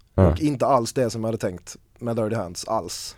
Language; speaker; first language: Swedish; native; Swedish